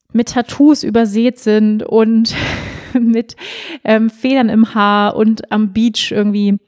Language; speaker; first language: German; native; German